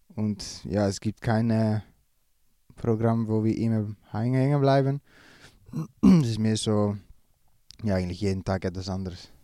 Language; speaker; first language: German; non-native, learner; Dutch